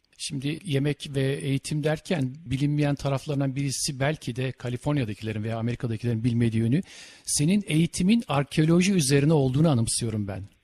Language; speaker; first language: Turkish; native; Turkish